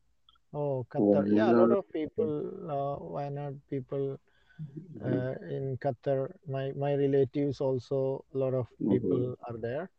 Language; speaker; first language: English; non-native, learner; Malayalam